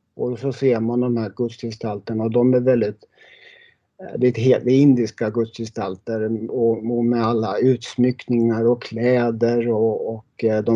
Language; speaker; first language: Swedish; native; Swedish